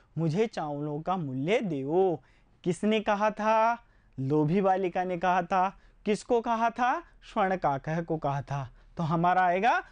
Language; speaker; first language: Hindi; native; Hindi